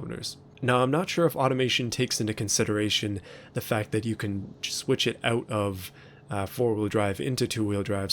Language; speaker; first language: English; native; English